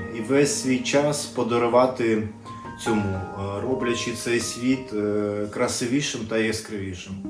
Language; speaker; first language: Ukrainian; non-native, local second language; Russian